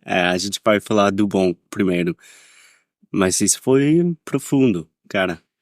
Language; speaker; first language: Portuguese; non-native, fluent; English